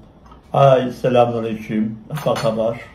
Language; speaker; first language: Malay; non-native, learner; Turkish